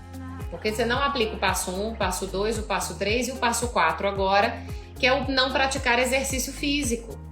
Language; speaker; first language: Portuguese; native; Portuguese